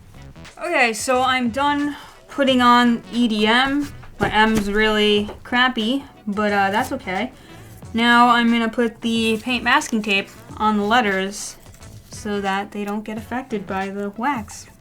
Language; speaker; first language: English; native; English